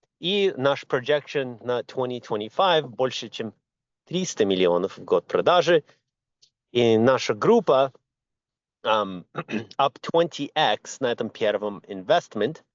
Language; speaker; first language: Russian; early bilingual, heritage; Russian